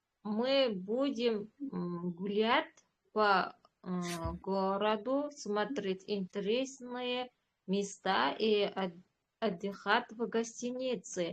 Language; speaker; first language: Russian; non-native, learner; Uzbek